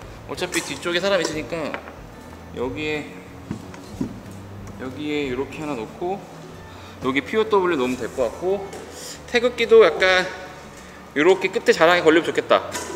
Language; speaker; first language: Korean; native; Korean